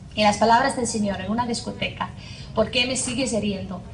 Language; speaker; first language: Spanish; non-native, fluent; English